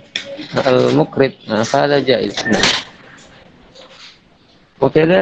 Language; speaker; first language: Arabic; non-native, fluent; Indonesian